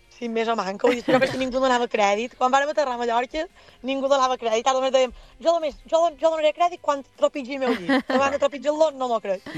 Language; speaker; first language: Catalan; native; Catalan